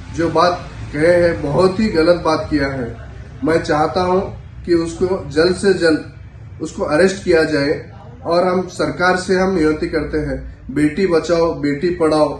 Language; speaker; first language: Hindi; native; Hindi